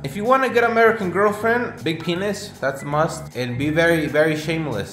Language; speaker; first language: English; native; English